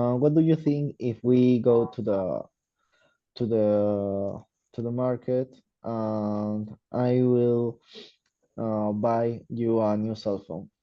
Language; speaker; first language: English; non-native, learner; Spanish